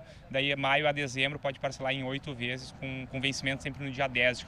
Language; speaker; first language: Portuguese; native; Portuguese